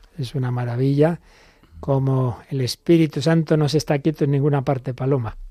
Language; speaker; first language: Spanish; native; Spanish